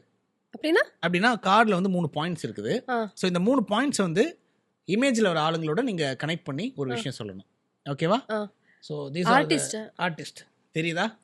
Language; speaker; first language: Tamil; native; Tamil